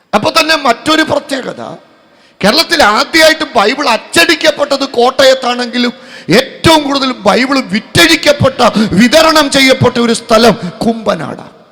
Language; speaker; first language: Malayalam; native; Malayalam